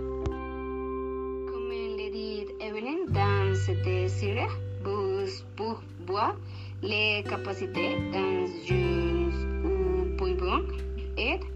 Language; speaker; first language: French; non-native, learner; Spanish